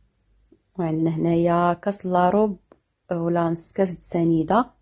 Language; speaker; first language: Arabic; native; Arabic